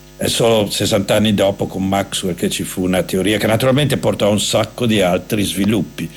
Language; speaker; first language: Italian; native; Italian